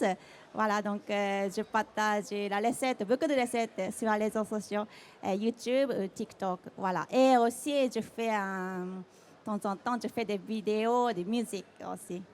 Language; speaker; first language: French; non-native, fluent; Japanese